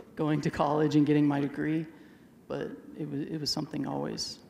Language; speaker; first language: English; native; English